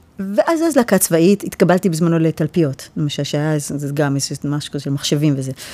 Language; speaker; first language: Hebrew; early bilingual, heritage; Hebrew